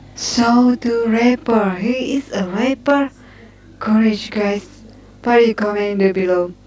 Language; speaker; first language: English; non-native, learner; Indonesian